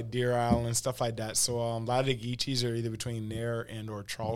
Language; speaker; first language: English; native; English